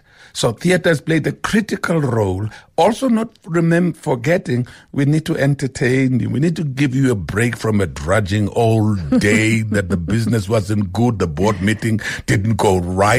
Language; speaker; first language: English; non-native, local second language; Xhosa